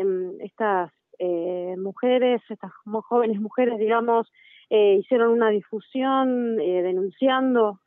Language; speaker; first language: Spanish; native; Spanish